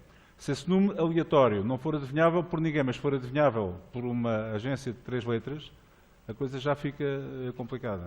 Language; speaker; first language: Portuguese; native; Portuguese